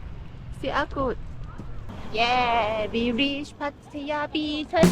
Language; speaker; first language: German; non-native, learner; Thai